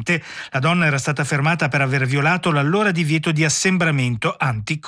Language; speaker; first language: Italian; native; Italian